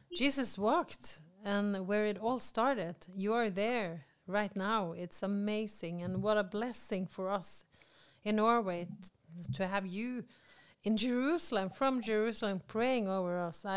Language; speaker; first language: English; non-native, fluent; Norwegian